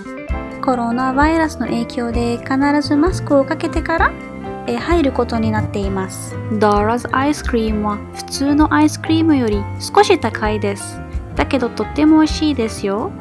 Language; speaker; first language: Japanese; non-native, fluent; Arabic